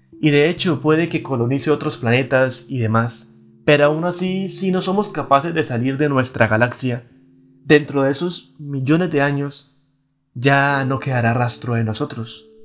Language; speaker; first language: Spanish; native; Spanish